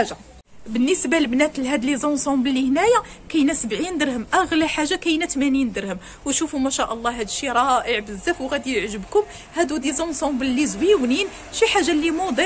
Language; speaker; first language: Arabic; native; Arabic